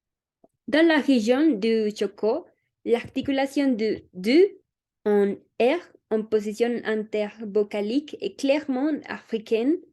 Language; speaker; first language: French; non-native, learner; Spanish